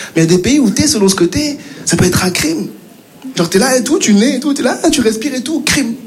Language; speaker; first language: French; native; French